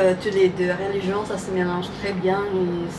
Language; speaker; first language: French; non-native, fluent; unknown